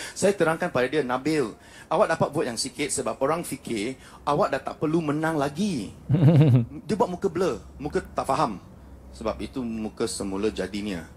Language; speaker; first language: Malay; non-native, local second language; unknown